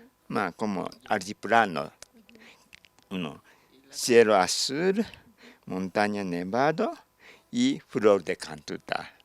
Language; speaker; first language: Spanish; non-native, learner; Japanese